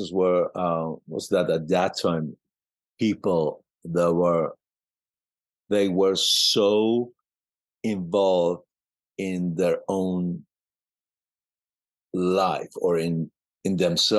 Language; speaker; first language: English; non-native, fluent; Persian